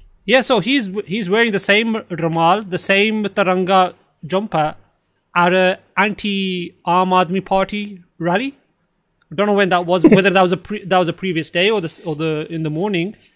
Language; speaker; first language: English; early bilingual, other home language; Punjabi